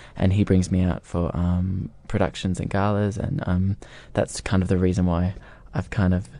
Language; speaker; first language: English; native; English